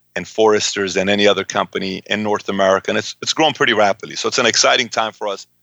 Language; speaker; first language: English; early bilingual, other home language; Persian